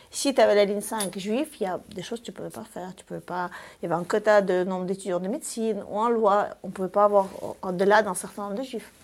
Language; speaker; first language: French; early bilingual, other home language; Russian